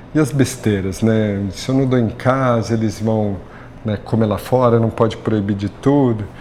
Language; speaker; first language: Portuguese; native; Portuguese